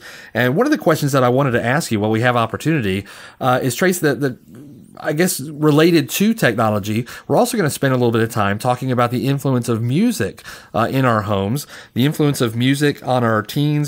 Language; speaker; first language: English; native; English